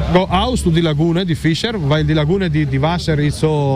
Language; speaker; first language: German; non-native, learner; Italian